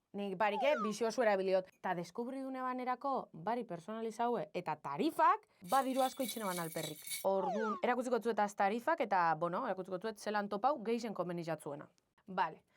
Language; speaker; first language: Basque; native; Basque